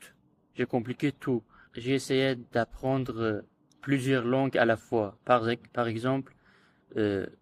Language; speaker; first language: French; non-native, learner; Azerbaijani